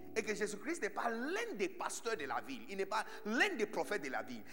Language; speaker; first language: French; non-native, fluent; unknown